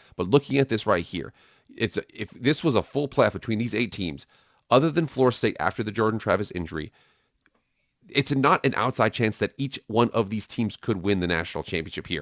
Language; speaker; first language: English; native; English